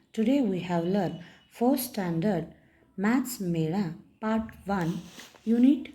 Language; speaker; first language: English; non-native, local second language; Kannada